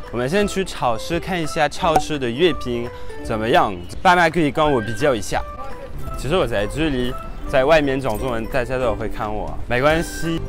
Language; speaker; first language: Chinese; non-native, fluent; French